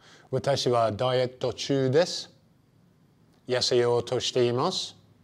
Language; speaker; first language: Japanese; non-native, fluent; English